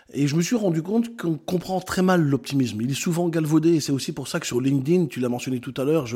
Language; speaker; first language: French; native; French